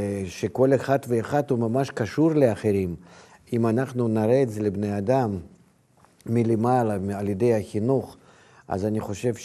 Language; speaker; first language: Hebrew; non-native, fluent; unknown